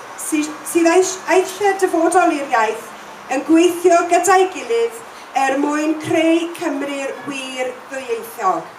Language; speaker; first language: Welsh; non-native, local second language; English